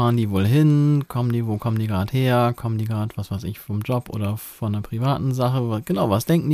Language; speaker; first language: German; native; German